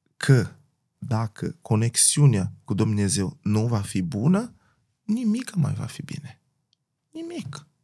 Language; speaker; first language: Romanian; non-native, fluent; Portuguese